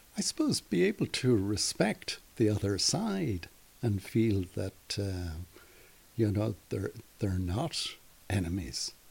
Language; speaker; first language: English; native; English